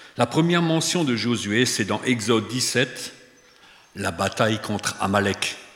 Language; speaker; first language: French; native; French